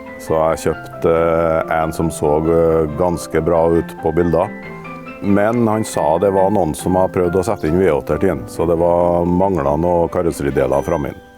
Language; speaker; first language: Norwegian; native; Norwegian